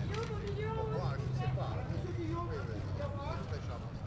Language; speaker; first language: French; non-native, learner; English